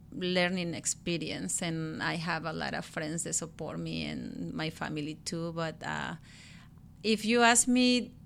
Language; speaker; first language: English; non-native, learner; Spanish